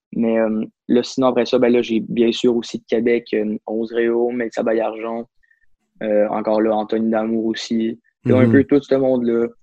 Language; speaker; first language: French; native; French